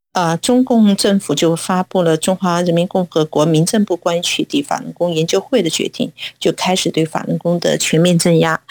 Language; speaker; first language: Chinese; non-native, local second language; Cantonese